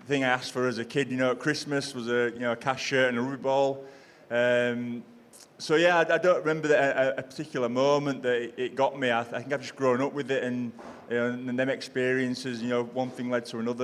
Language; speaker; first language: English; native; English